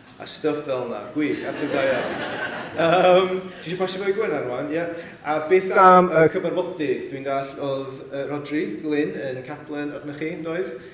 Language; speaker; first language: Welsh; native; Welsh